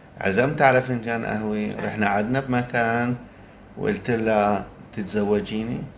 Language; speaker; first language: Arabic; native; Arabic